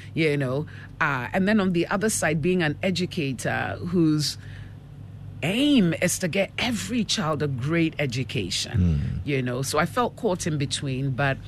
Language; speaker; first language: English; non-native, local second language; Akan